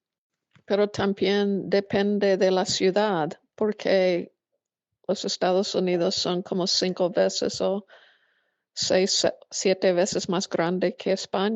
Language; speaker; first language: Spanish; non-native, fluent; English